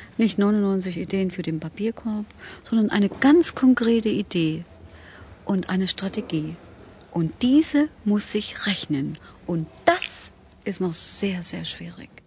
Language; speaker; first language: German; native; German